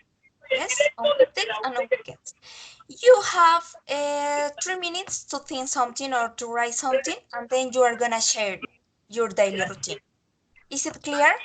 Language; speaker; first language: English; non-native, learner; Spanish